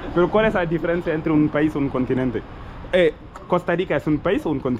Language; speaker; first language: Spanish; non-native, local second language; French